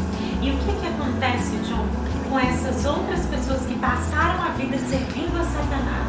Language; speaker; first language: Portuguese; native; Portuguese